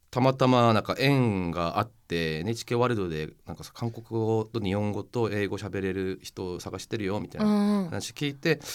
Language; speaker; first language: Japanese; non-native, fluent; Korean